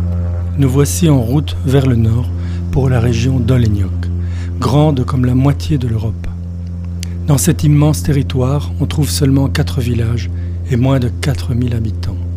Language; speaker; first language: French; native; French